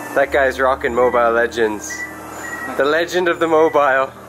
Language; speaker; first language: English; native; English